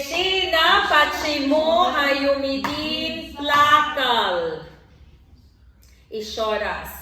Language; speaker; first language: Russian; non-native, learner; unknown